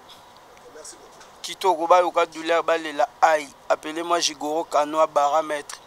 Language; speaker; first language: French; non-native, local second language; Lingala